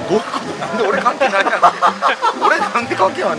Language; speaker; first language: Japanese; native; Japanese